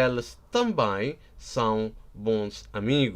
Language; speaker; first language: Portuguese; non-native, learner; Nepali